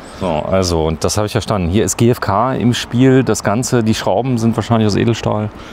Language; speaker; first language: German; native; German